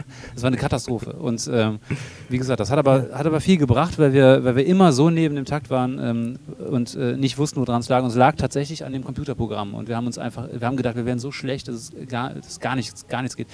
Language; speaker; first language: German; native; German